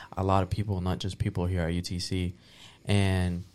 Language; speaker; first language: English; early bilingual, other home language; Spanish